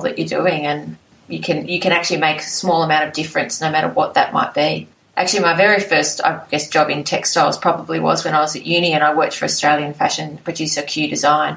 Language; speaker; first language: English; native; English